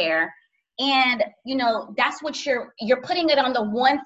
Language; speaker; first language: English; native; English